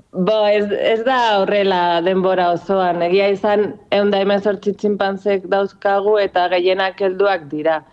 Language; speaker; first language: Basque; non-native, local second language; Spanish